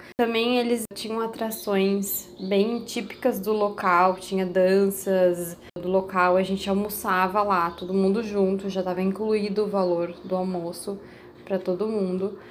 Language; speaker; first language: Portuguese; native; Portuguese